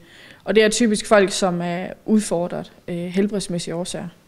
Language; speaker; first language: Danish; native; Danish